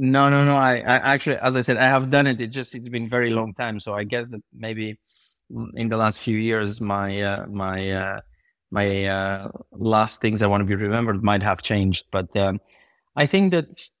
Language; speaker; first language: English; non-native, fluent; Bulgarian